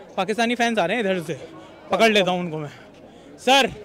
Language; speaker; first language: Hindi; native; Hindi